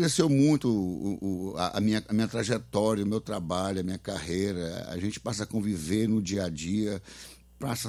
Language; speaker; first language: Portuguese; native; Portuguese